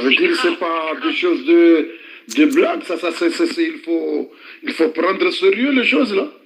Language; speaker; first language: French; non-native, local second language; Comorian